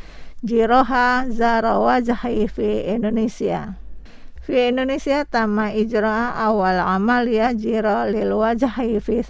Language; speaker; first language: Arabic; non-native, learner; Indonesian